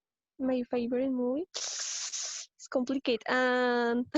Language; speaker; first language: English; non-native, learner; Spanish